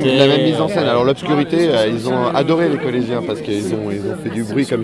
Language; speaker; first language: French; native; French